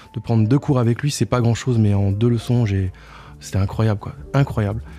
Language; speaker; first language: French; native; French